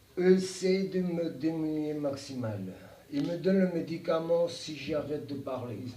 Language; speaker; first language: French; non-native, learner; Georgian